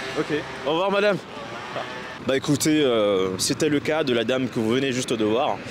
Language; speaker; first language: French; native; French